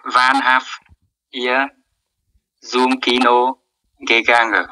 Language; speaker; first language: German; non-native, learner; Vietnamese